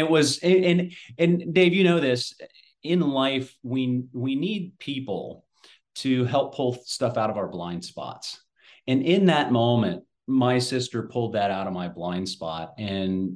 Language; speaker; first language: English; native; English